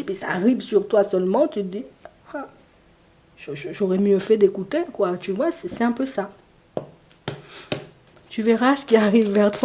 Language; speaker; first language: French; native; French